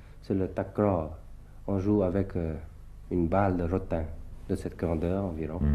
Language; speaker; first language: French; early bilingual, other home language; Thai